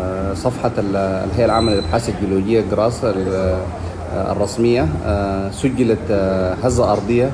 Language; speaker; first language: Arabic; native; Arabic